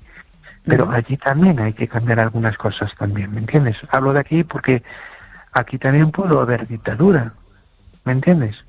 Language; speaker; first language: Spanish; native; Spanish